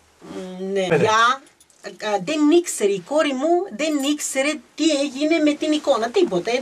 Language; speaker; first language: Greek; early bilingual, heritage; Greek